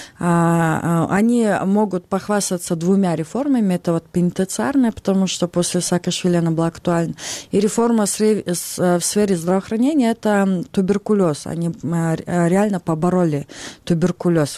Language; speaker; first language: Russian; non-native, local second language; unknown